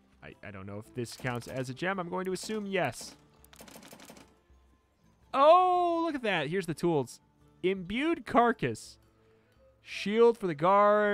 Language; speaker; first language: English; native; English